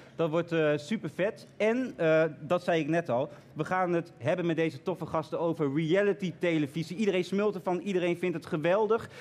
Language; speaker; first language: Dutch; native; Dutch